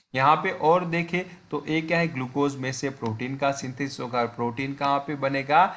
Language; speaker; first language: Hindi; non-native, local second language; Gujarati